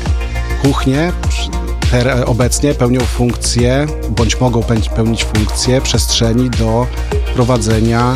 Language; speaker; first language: Polish; native; Polish